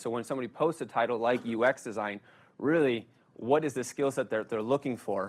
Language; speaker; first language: English; native; English